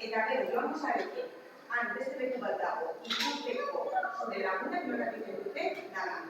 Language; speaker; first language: Basque; non-native, local second language; Spanish